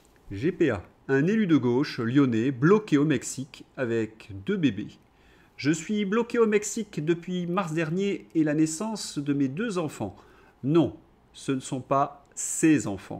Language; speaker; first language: French; native; French